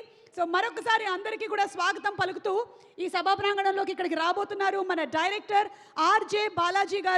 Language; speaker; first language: Telugu; native; Telugu